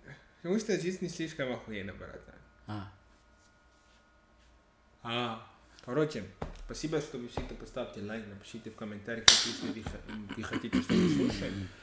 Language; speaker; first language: Russian; non-native, fluent; English